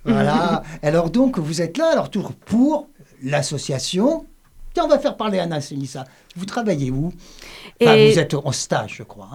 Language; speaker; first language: French; native; French